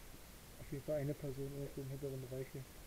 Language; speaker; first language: German; native; German